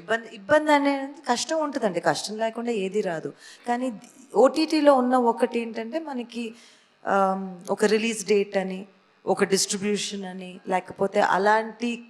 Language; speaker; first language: Telugu; native; Telugu